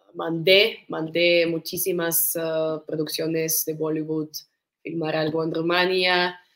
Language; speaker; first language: Spanish; non-native, fluent; Russian